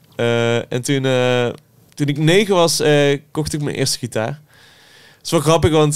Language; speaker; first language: Dutch; native; Dutch